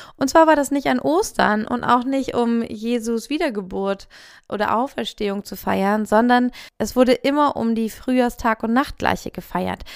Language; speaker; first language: German; native; German